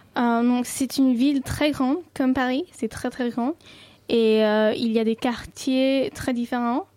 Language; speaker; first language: French; non-native, fluent; Sindhi